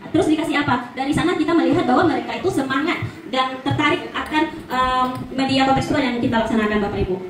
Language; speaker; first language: Indonesian; native; Indonesian